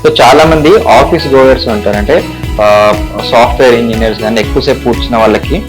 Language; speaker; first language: Telugu; native; Telugu